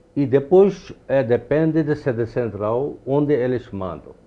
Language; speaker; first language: Portuguese; non-native, fluent; Urdu